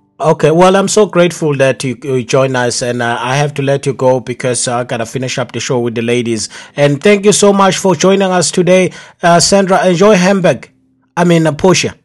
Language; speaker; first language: English; non-native, local second language; Zulu